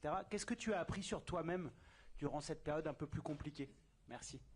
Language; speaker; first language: French; native; French